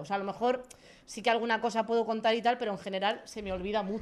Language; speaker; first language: Spanish; native; Spanish